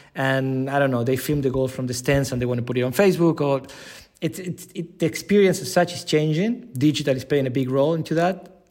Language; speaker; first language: English; non-native, fluent; Spanish